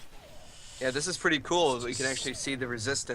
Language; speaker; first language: English; native; English